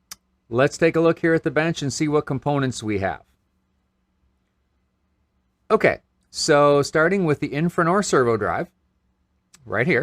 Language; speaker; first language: English; native; English